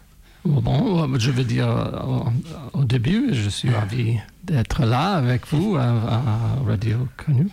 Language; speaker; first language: French; non-native, fluent; English